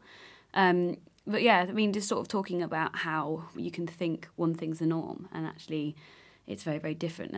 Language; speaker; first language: English; native; English